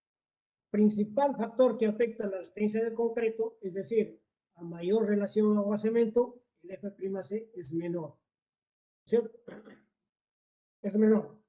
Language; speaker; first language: Spanish; native; Spanish